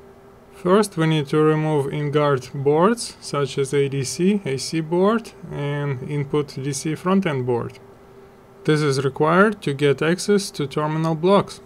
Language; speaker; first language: English; non-native, fluent; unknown